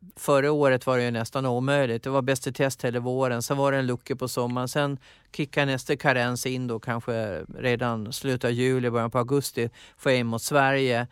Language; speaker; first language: Swedish; native; Swedish